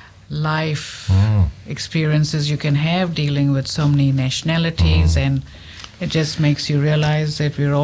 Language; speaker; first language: English; non-native, local second language; Hindi